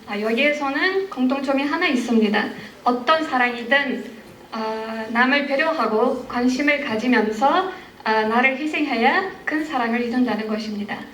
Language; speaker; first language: Korean; non-native, fluent; Uzbek